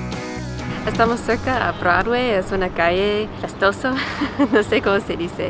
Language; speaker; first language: Spanish; non-native, fluent; English